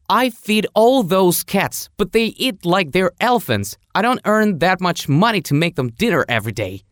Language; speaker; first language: English; non-native, fluent; Russian